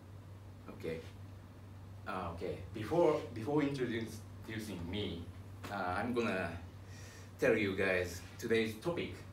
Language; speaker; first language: English; non-native, learner; Japanese